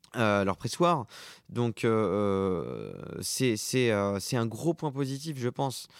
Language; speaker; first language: French; non-native, local second language; Arabic